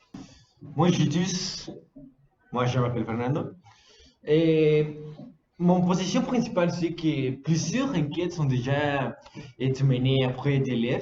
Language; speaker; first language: French; non-native, learner; Spanish